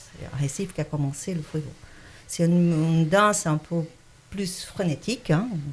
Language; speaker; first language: French; non-native, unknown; Portuguese